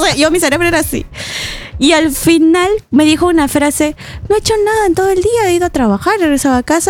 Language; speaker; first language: Spanish; native; Spanish